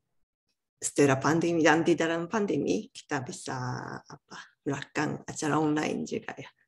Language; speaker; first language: Indonesian; non-native, learner; Japanese